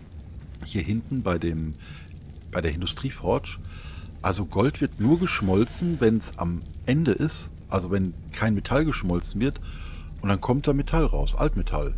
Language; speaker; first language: German; native; German